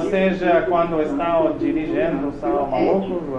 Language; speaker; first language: Portuguese; non-native, learner; English